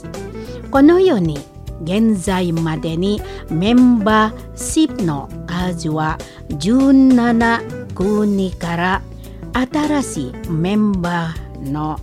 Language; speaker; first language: Japanese; non-native, learner; Indonesian